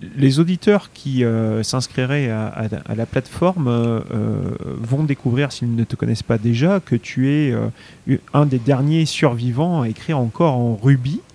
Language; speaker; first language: French; native; French